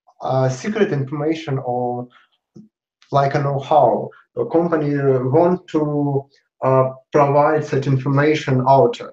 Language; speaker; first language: English; non-native, learner; Russian